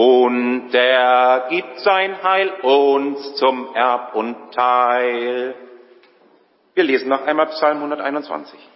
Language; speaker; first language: German; native; German